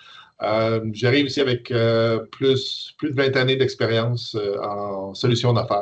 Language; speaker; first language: French; native; French